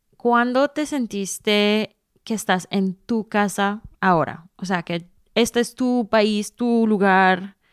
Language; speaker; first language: Spanish; early bilingual, heritage; Spanish